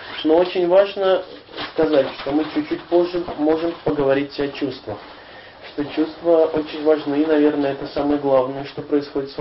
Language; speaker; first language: Russian; native; Russian